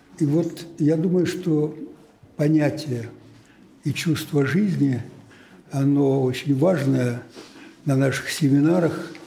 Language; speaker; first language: Russian; native; Russian